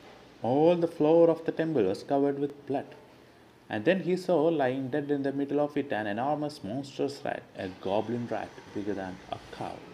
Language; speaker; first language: English; non-native, local second language; Malayalam